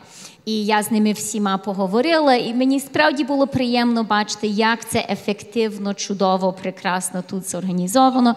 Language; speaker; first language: Ukrainian; early bilingual, heritage; English